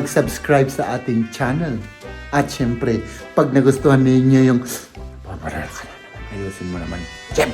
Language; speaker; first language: Filipino; native; Filipino